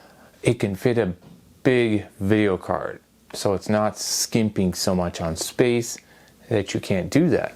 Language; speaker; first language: English; native; English